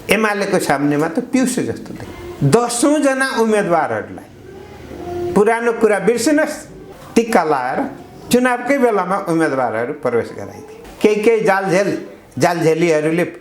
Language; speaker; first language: Nepali; native; Nepali